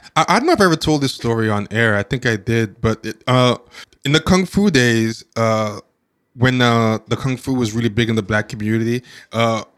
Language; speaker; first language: English; native; English